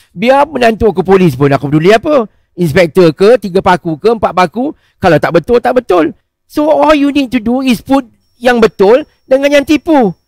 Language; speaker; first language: Malay; native; Malay